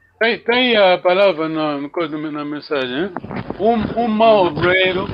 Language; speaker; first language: Portuguese; non-native, local second language; Kongo